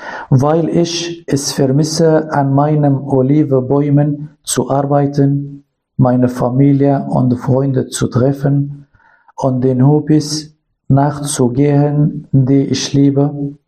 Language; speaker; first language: German; non-native, learner; Kurdish